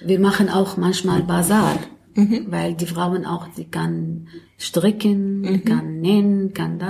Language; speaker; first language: German; non-native, learner; Arabic